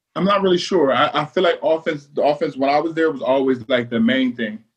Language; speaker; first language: English; native; English